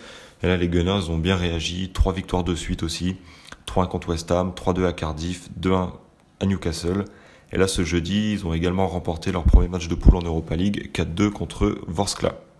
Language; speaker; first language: French; native; French